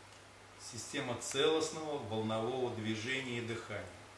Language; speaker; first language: Russian; native; Russian